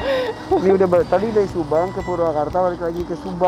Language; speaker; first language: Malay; non-native, local second language; Sundanese